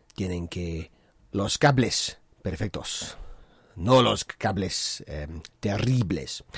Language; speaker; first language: Spanish; non-native, learner; English